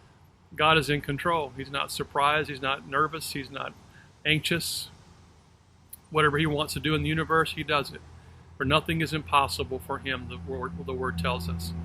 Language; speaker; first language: English; native; English